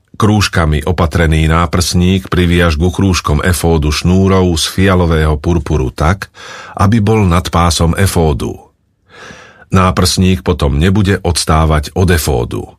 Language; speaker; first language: Slovak; native; Slovak